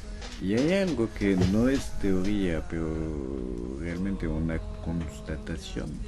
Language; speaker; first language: Spanish; non-native, fluent; French